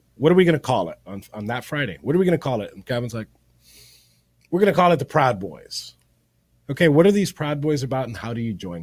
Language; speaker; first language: English; early bilingual, other home language; Spanish